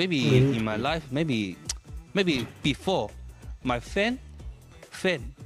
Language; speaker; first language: English; non-native, learner; Chinese